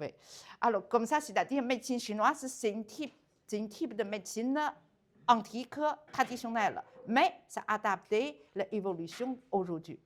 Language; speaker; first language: French; non-native, learner; Chinese